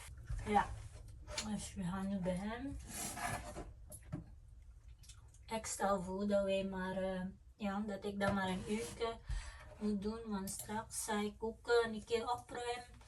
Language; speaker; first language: Dutch; non-native, fluent; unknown